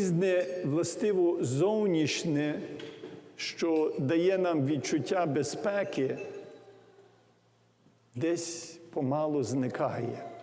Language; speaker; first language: Ukrainian; early bilingual, heritage; English